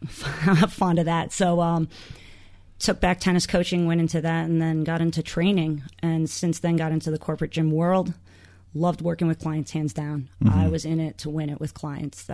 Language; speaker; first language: English; native; English